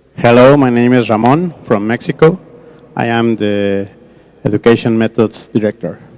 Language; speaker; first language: English; non-native, learner; Spanish